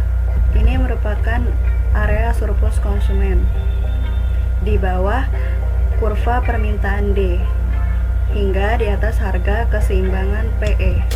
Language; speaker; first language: Indonesian; native; Indonesian